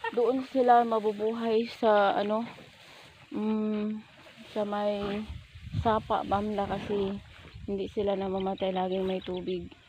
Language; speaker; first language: Filipino; non-native, local second language; Cebuano